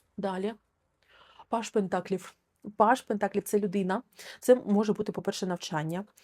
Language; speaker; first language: Ukrainian; non-native, local second language; Russian